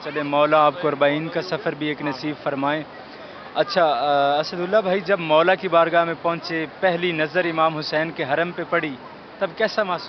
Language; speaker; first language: Urdu; native; Urdu